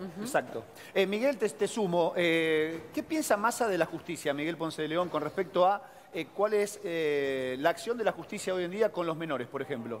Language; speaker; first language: Spanish; native; Spanish